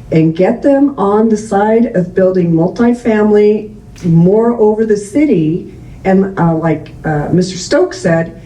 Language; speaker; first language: English; native; English